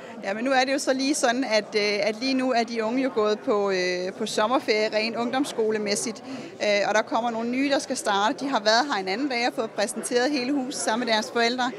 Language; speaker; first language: Danish; native; Danish